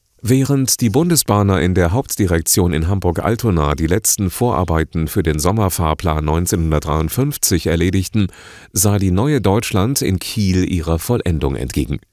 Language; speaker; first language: German; native; German